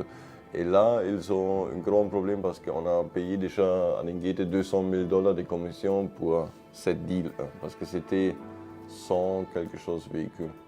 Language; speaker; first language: French; non-native, fluent; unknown